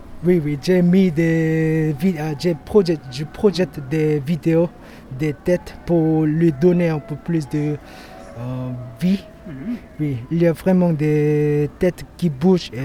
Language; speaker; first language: French; non-native, learner; Korean